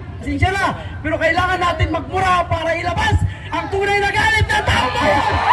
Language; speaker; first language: Filipino; native; Filipino